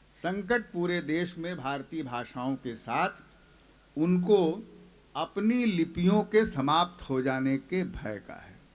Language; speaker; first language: Hindi; native; Hindi